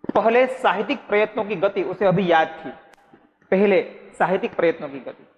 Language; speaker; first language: Hindi; non-native, local second language; Gujarati